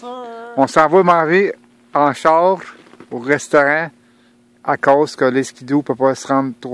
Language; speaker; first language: French; native; French